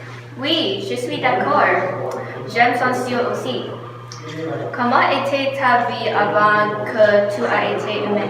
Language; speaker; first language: French; non-native, learner; English